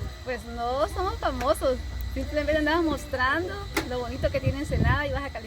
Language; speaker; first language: Spanish; native; Spanish